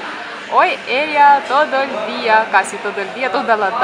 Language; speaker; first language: Spanish; non-native, fluent; Russian